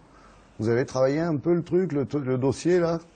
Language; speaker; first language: French; native; French